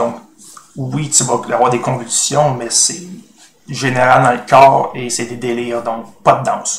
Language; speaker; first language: French; native; French